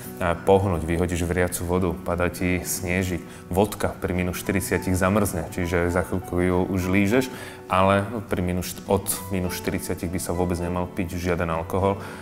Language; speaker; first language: Slovak; early bilingual, other home language; Czech